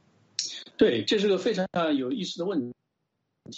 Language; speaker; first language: Chinese; native; Chinese